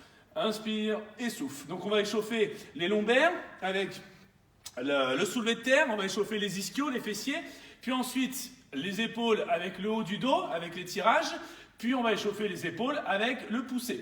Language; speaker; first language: French; native; French